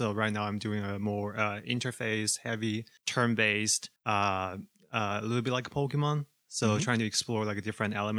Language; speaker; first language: English; non-native, fluent; Chinese